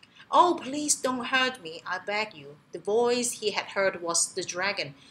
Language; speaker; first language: English; non-native, local second language; Cantonese